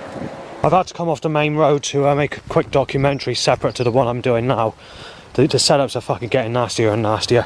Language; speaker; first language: English; native; English